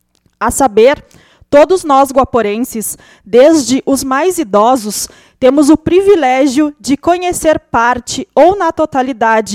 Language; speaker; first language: Portuguese; native; Portuguese